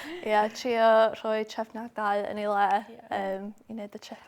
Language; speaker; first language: Welsh; non-native, local second language; English